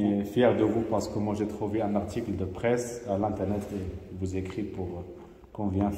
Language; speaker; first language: French; non-native, local second language; Arabic